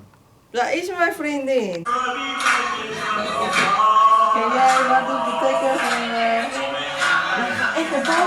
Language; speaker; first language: Dutch; non-native, learner; Chinese